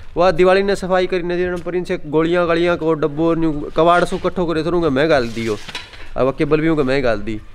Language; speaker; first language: Hindi; native; Hindi